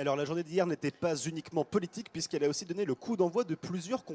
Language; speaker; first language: French; native; French